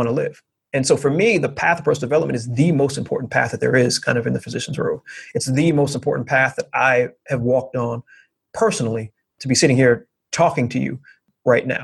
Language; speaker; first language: English; native; English